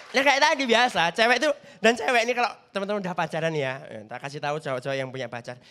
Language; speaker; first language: Indonesian; native; Indonesian